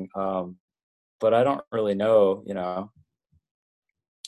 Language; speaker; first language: English; native; English